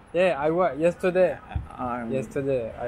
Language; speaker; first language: English; non-native, learner; French